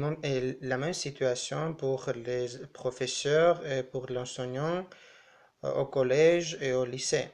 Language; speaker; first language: French; non-native, learner; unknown